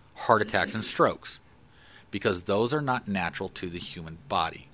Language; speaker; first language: English; native; English